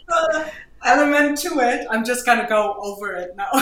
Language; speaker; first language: English; non-native, fluent; German